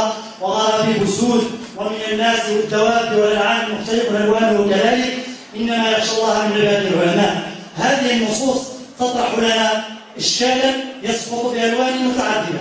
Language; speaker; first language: Arabic; native; Arabic